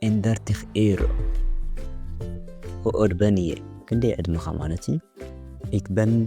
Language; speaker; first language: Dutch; non-native, fluent; Tigrinya